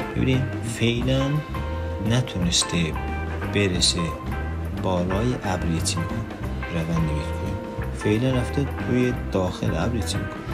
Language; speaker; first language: Persian; non-native, local second language; Azerbaijani